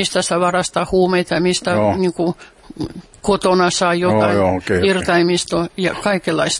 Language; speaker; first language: Finnish; non-native, fluent; Russian